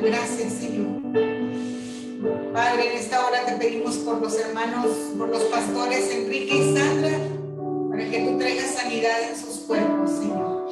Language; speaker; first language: Spanish; native; Spanish